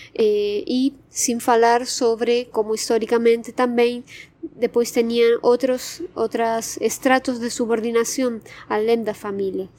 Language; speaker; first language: Portuguese; non-native, fluent; Spanish